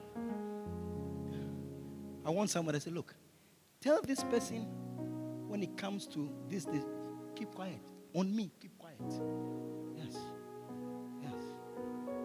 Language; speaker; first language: English; non-native, local second language; Ga